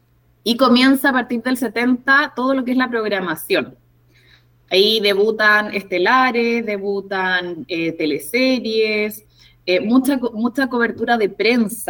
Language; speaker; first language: Spanish; native; Spanish